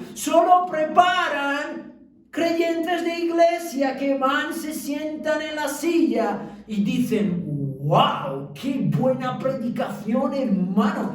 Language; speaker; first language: Spanish; early bilingual, other home language; Romanian